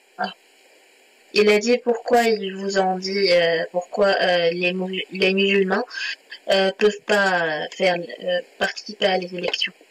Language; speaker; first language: French; non-native, learner; Arabic